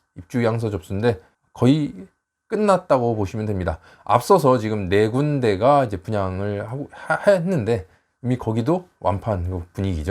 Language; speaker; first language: Korean; native; Korean